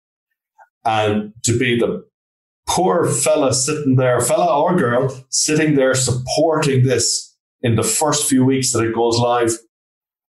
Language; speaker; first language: English; native; English